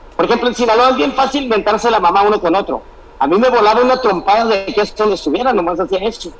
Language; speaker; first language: Spanish; native; Spanish